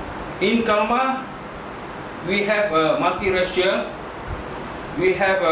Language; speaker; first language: English; non-native, learner; Malay